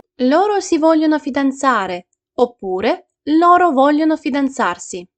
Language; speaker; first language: Italian; non-native, fluent; Ukrainian